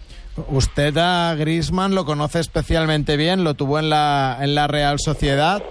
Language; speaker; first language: Spanish; native; Spanish